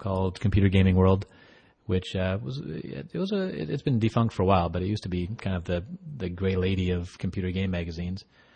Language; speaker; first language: English; native; English